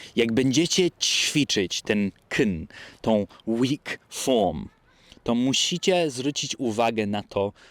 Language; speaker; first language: Polish; early bilingual, heritage; Polish